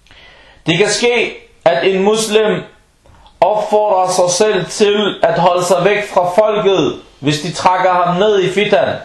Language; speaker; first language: Danish; early bilingual, other home language; Urdu